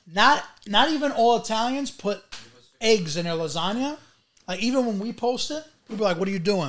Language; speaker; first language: English; early bilingual, other home language; Italian